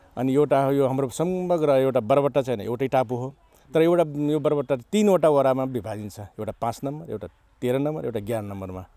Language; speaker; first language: Nepali; non-native, local second language; Rana Tharu